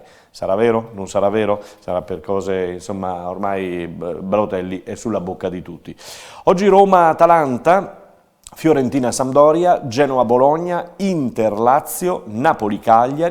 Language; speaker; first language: Italian; native; Italian